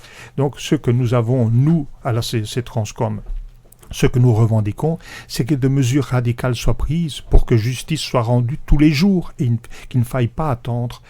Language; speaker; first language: French; native; French